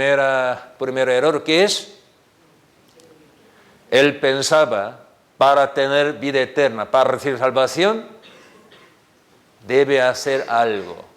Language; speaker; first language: Spanish; non-native, learner; Korean